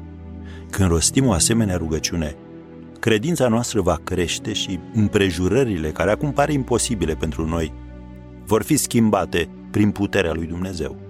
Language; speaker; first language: Romanian; native; Romanian